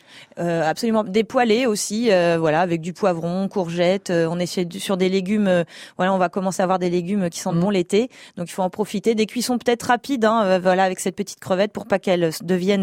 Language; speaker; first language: French; native; French